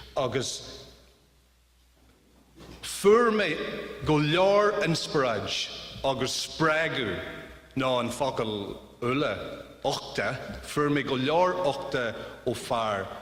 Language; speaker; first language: Irish; non-native, learner; English